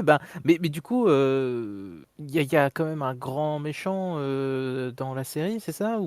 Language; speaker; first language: French; native; French